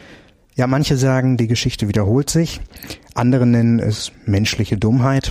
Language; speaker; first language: German; native; German